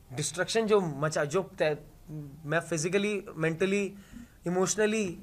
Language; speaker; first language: Hindi; native; Hindi